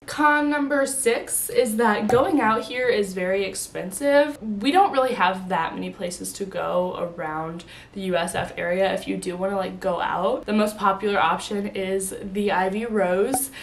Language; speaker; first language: English; native; English